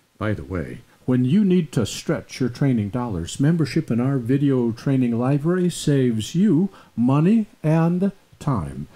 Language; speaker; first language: English; native; English